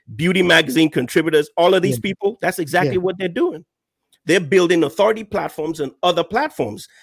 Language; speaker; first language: English; non-native, local second language; Yoruba